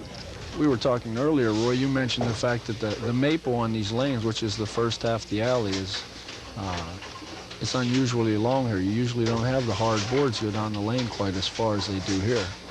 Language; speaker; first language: English; native; English